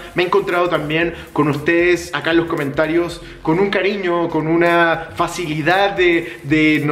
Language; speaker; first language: Spanish; native; Spanish